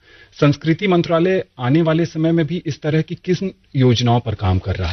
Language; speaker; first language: Hindi; native; Hindi